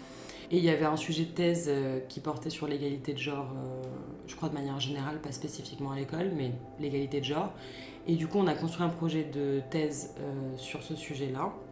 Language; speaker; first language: French; native; French